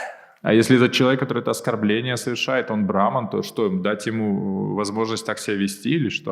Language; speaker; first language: Russian; native; Russian